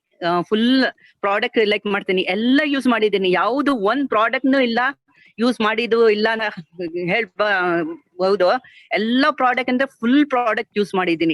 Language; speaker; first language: Kannada; non-native, local second language; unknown